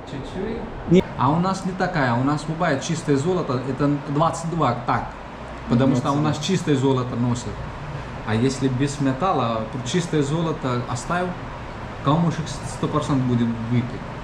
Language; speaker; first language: Russian; non-native, learner; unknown